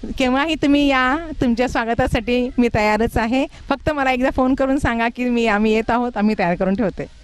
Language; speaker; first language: Marathi; native; Marathi